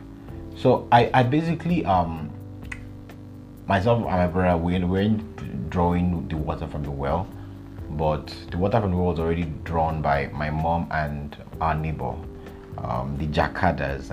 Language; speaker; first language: English; non-native, local second language; Yoruba